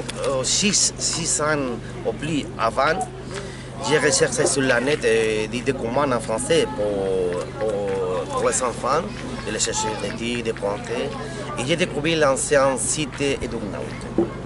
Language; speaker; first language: French; non-native, learner; Spanish